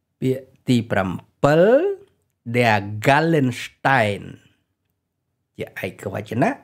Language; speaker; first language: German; non-native, fluent; Khmer